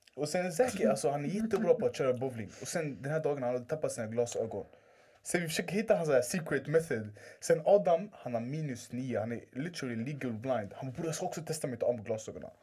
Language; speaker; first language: Swedish; early bilingual, other home language; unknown